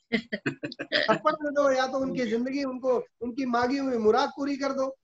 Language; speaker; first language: Hindi; native; Hindi